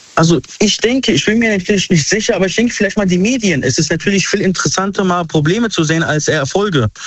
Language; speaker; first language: German; early bilingual, other home language; Arabic